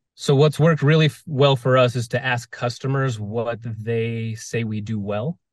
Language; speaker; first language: English; native; English